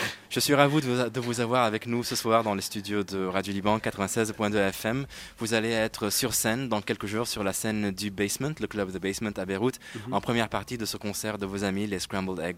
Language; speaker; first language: French; non-native, local second language; Arabic